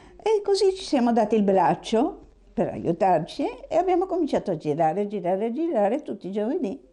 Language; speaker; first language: Italian; early bilingual, heritage; Italian